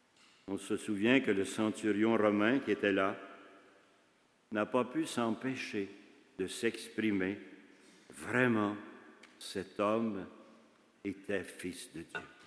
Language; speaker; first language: French; native; French